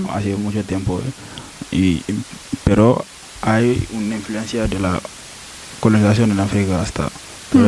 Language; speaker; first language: Spanish; non-native, learner; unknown